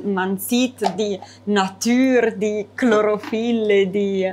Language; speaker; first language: German; non-native, fluent; Italian